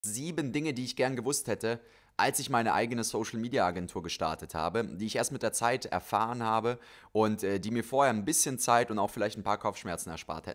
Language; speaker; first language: German; native; German